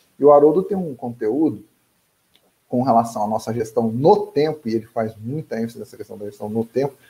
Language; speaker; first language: Portuguese; native; Portuguese